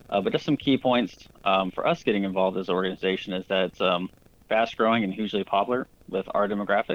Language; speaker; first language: English; native; English